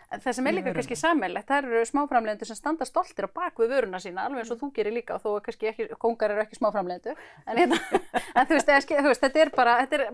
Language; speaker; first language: Icelandic; native; Icelandic